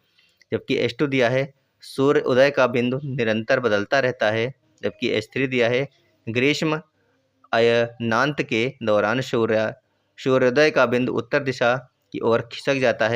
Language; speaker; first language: Hindi; native; Hindi